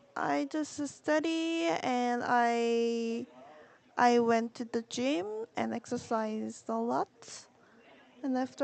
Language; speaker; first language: English; non-native, learner; Korean